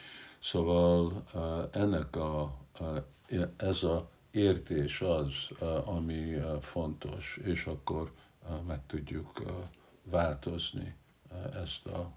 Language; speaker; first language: Hungarian; non-native, fluent; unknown